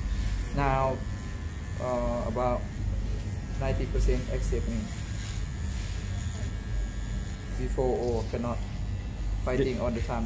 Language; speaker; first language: English; non-native, learner; Thai